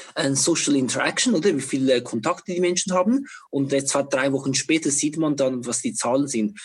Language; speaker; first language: German; non-native, fluent; Chinese